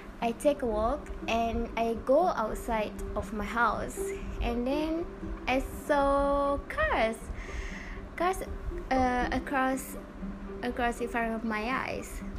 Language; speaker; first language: English; non-native, learner; Malay